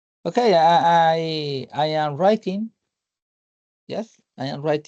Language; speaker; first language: English; non-native, learner; Spanish